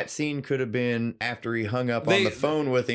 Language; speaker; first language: English; native; English